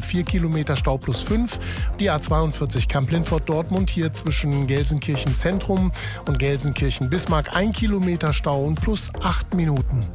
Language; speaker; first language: German; native; German